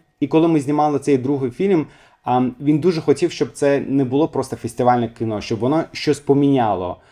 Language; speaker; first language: Ukrainian; non-native, fluent; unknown